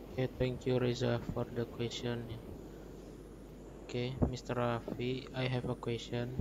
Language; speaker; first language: English; non-native, learner; Indonesian